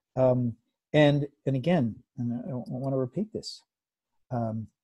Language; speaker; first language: English; native; English